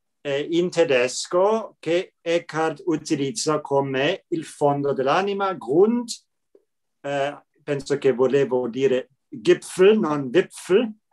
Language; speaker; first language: Italian; non-native, fluent; English